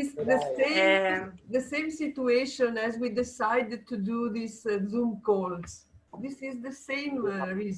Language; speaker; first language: English; non-native, fluent; Italian